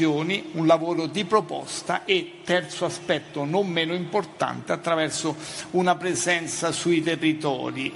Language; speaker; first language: Italian; native; Italian